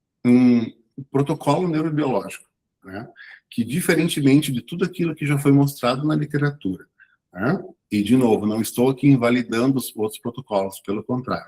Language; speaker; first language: Portuguese; native; Portuguese